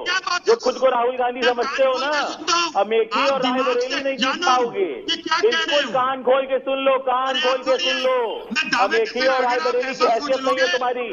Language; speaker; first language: Hindi; native; Hindi